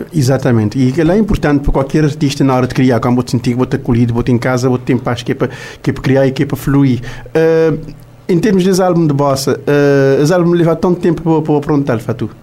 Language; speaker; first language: Portuguese; non-native, local second language; Kabuverdianu